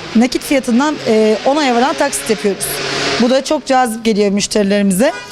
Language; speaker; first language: Turkish; native; Turkish